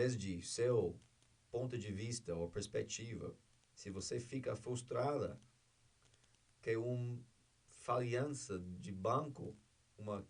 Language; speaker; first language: Portuguese; non-native, learner; English